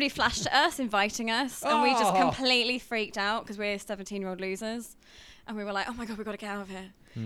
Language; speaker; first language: English; native; English